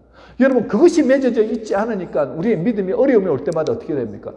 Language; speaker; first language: Korean; native; Korean